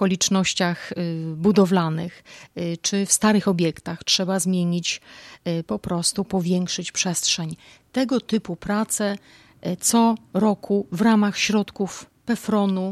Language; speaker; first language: Polish; native; Polish